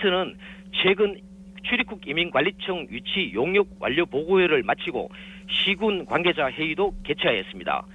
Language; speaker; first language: Korean; native; Korean